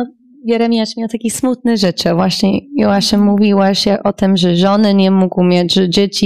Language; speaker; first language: Polish; non-native, fluent; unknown